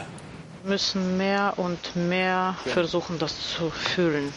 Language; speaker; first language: German; non-native, fluent; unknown